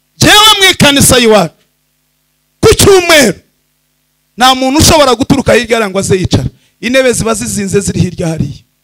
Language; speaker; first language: Kinyarwanda; early bilingual, heritage; Kinyarwanda